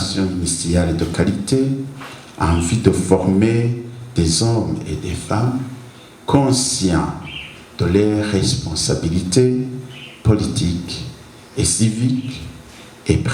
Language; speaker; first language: French; non-native, local second language; Rundi